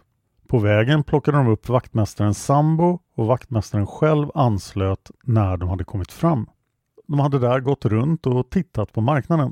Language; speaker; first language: Swedish; native; Swedish